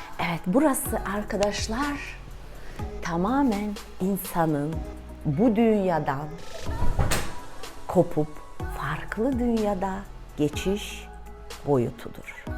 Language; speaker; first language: Turkish; non-native, fluent; Russian